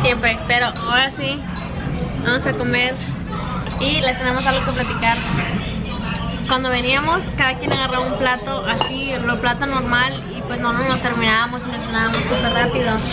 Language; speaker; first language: Spanish; native; Spanish